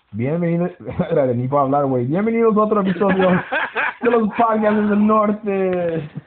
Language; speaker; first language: Spanish; early bilingual, heritage; Spanish